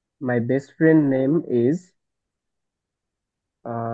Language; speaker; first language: English; non-native, learner; Bangla